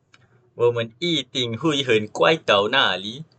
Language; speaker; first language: Chinese; non-native, learner; Malay